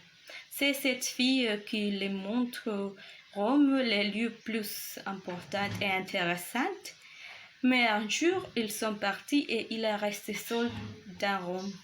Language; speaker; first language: French; non-native, learner; Spanish